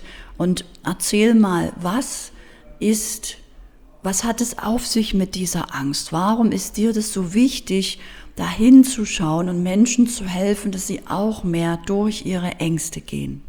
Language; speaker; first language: German; native; German